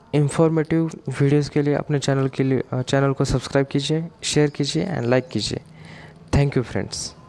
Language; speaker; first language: Hindi; non-native, local second language; Marathi